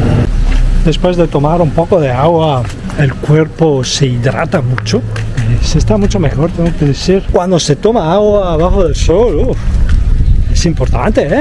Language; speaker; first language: Spanish; non-native, fluent; Italian